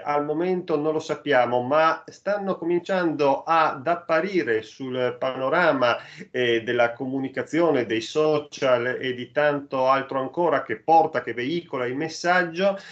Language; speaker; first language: Italian; native; Italian